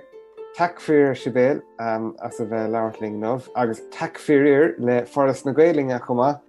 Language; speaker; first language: Irish; native; Irish